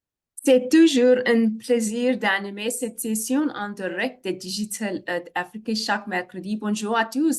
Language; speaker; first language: French; non-native, fluent; English